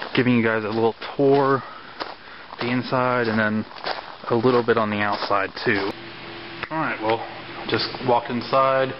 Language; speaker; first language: English; native; English